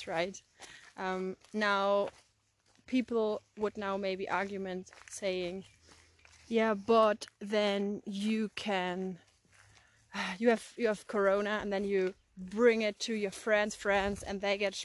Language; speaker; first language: English; non-native, fluent; German